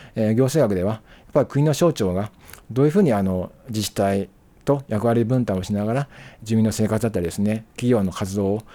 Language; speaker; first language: Japanese; native; Japanese